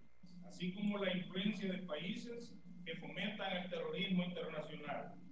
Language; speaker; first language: Spanish; native; Spanish